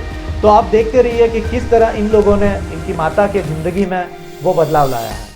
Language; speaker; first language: Hindi; native; Hindi